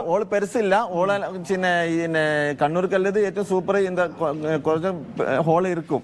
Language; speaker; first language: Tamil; non-native, learner; Malayalam